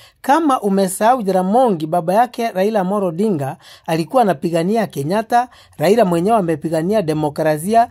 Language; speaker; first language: Swahili; non-native, local second language; Luo (Kenya and Tanzania)